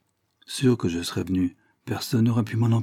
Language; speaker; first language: French; native; French